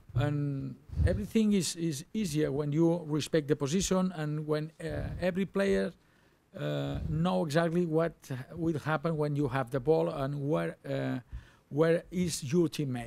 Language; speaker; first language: English; non-native, learner; Catalan